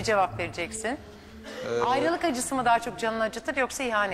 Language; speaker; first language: Turkish; native; Turkish